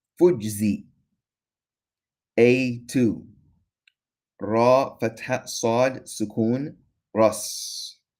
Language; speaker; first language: Arabic; non-native, fluent; English